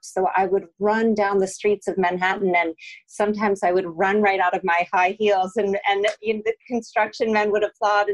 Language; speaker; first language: English; native; English